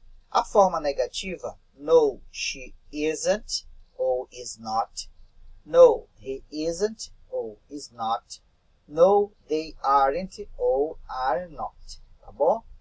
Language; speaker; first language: English; non-native, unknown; Portuguese